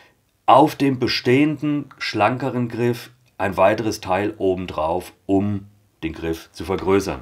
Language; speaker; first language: German; native; German